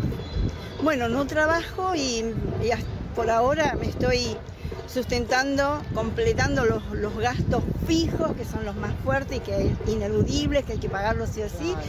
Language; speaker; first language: Spanish; native; Spanish